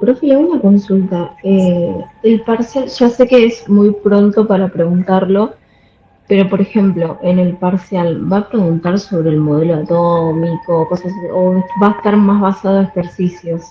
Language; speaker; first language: Spanish; native; Spanish